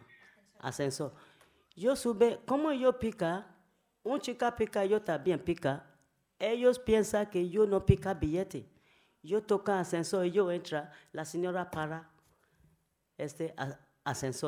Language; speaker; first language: Spanish; non-native, learner; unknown